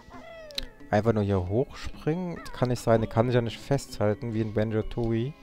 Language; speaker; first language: German; native; German